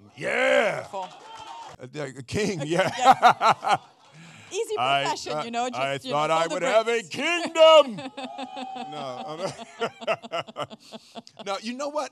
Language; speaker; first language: English; native; English